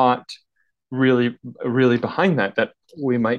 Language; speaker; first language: English; native; English